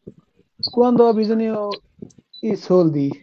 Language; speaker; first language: Italian; non-native, learner; Bangla